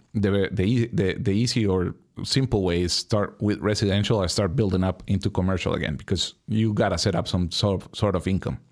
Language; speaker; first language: English; non-native, fluent; Spanish